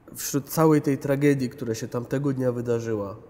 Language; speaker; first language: Polish; early bilingual, other home language; Chechen